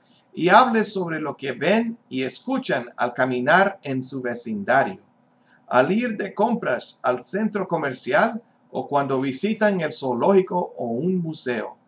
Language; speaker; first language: Spanish; non-native, fluent; English